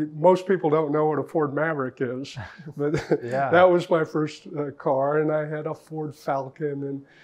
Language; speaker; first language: English; native; English